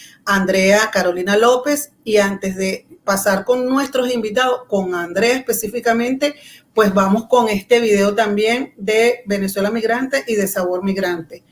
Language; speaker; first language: Spanish; native; Spanish